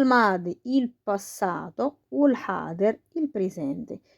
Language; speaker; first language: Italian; non-native, fluent; Arabic